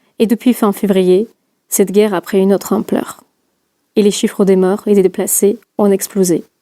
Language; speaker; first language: French; non-native, fluent; Russian